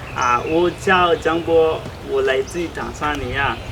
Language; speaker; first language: Chinese; non-native, learner; Swahili